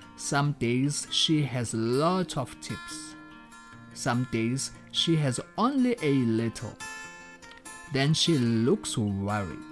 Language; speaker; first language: English; non-native, local second language; Zulu